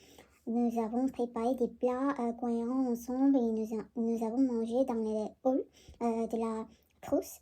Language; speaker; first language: French; non-native, learner; Korean